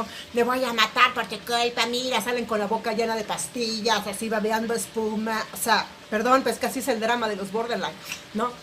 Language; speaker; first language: Spanish; native; Spanish